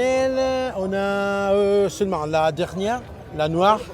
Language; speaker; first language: French; non-native, learner; Italian